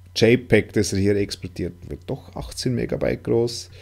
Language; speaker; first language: German; non-native, local second language; Swiss German